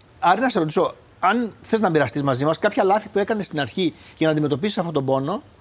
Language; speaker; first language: Greek; native; Greek